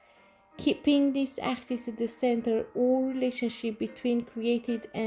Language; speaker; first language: English; non-native, fluent; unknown